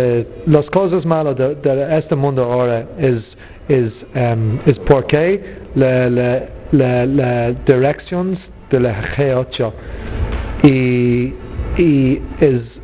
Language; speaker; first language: Spanish; non-native, learner; English